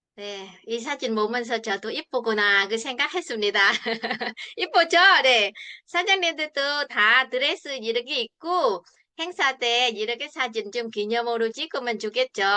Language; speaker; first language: Korean; non-native, fluent; Vietnamese